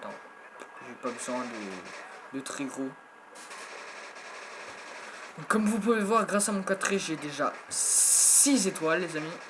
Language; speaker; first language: French; native; French